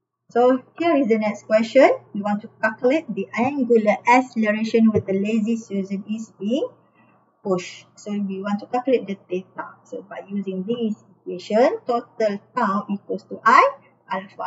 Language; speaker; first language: English; non-native, local second language; Malay